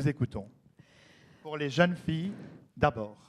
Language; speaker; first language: French; native; French